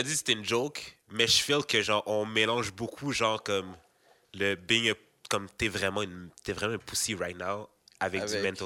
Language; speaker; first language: French; native; French